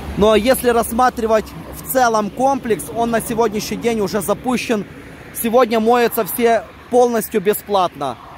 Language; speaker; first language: Russian; non-native, local second language; Ukrainian